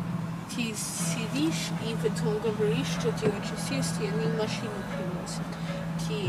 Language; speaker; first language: Russian; early bilingual, heritage; Russian